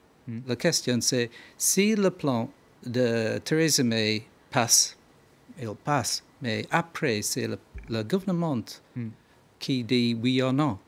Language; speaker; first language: French; non-native, learner; English